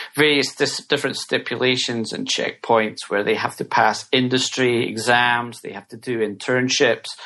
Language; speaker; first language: English; native; English